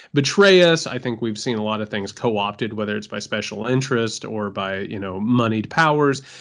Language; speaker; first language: English; native; English